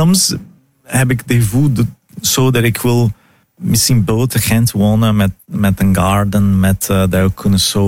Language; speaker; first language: Dutch; non-native, fluent; Portuguese